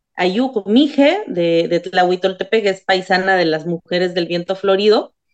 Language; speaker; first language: Spanish; non-native, local second language; Zapotec